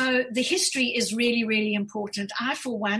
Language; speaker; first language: English; native; English